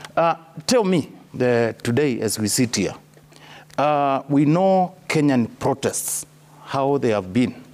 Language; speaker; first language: English; non-native, local second language; Kamba